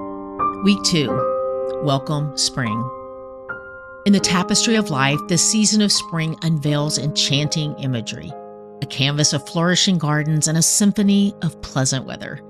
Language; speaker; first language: English; native; English